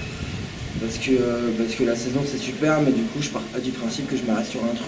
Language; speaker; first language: French; native; French